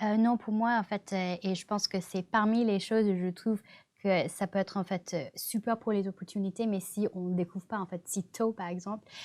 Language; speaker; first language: French; non-native, fluent; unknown